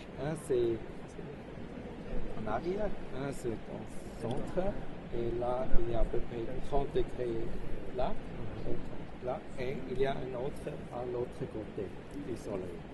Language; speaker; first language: French; non-native, fluent; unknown